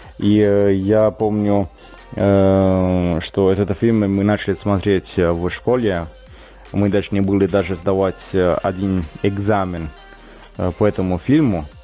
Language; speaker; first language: Russian; non-native, fluent; Italian